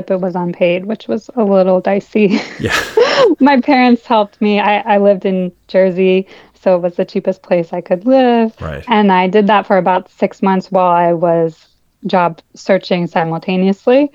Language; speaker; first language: English; native; English